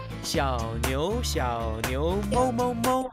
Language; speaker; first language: Chinese; non-native, learner; Thai